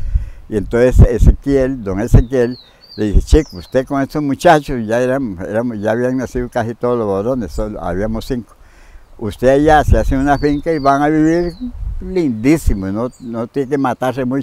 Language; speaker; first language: Spanish; native; Spanish